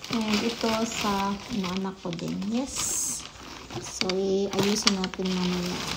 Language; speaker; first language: Filipino; non-native, local second language; Cebuano